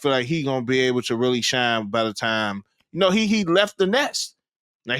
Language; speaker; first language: English; native; English